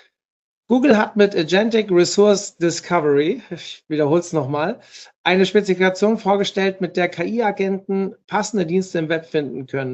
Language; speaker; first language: German; native; German